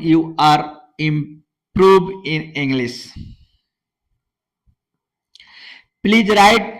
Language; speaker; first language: English; non-native, local second language; Hindi